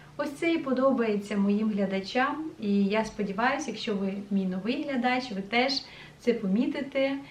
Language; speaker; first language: Ukrainian; non-native, local second language; Russian